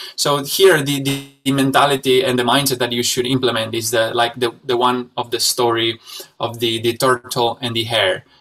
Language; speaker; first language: English; non-native, fluent; Italian